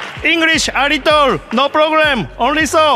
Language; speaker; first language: English; non-native, learner; Japanese